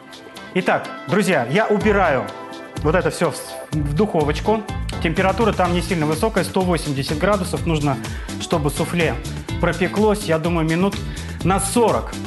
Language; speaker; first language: Russian; native; Russian